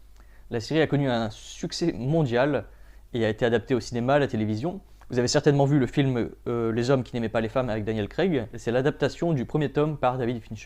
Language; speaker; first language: French; native; French